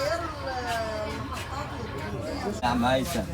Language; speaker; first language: Arabic; native; Arabic